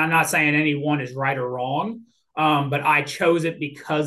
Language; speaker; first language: English; native; English